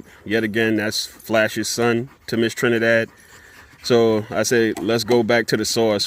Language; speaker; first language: English; native; English